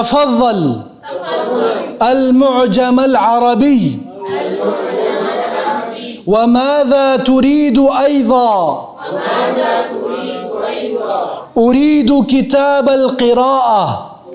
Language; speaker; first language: Arabic; non-native, fluent; Urdu